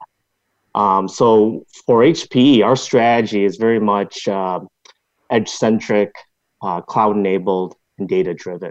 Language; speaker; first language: English; non-native, local second language; Cantonese